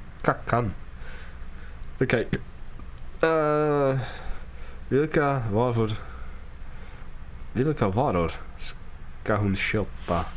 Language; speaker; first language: Swedish; non-native, learner; English